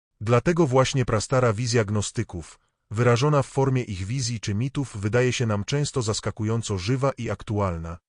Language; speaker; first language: Polish; native; Polish